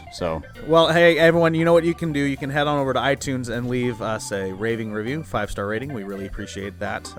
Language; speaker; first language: English; native; English